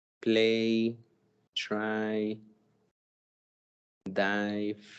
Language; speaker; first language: English; non-native, fluent; Spanish